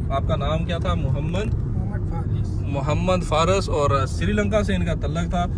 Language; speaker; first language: Hindi; native; Hindi